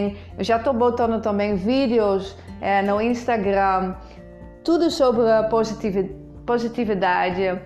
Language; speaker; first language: Portuguese; non-native, fluent; Dutch